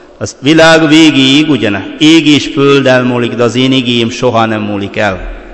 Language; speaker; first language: Hungarian; non-native, fluent; Malayalam